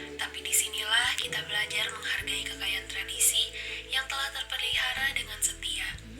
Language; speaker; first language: Indonesian; native; Indonesian